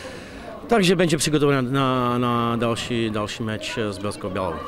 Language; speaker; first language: Polish; non-native, learner; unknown